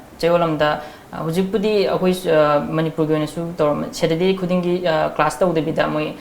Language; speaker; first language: Manipuri; native; Manipuri